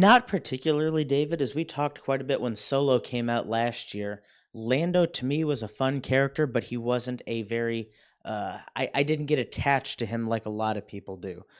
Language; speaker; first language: English; native; English